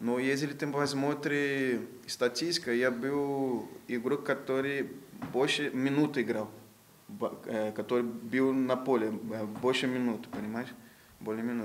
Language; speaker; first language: Russian; non-native, learner; Portuguese